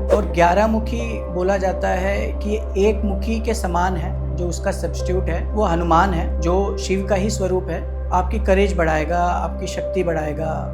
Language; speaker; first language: Hindi; non-native, local second language; Tamil